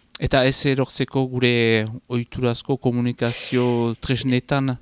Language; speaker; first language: Basque; native; Basque